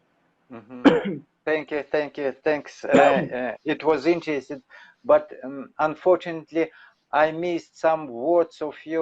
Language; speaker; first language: English; non-native, learner; Russian